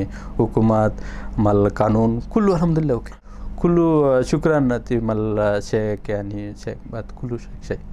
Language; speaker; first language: Arabic; non-native, learner; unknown